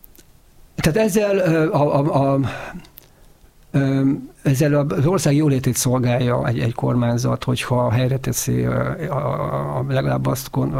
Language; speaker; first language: Hungarian; native; Hungarian